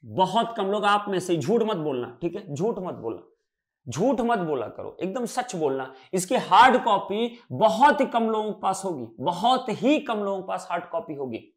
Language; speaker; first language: Hindi; native; Hindi